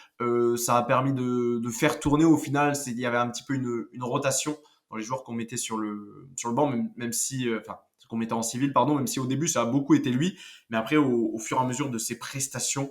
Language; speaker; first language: French; native; French